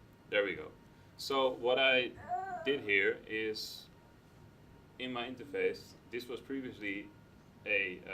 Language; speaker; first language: English; non-native, fluent; Dutch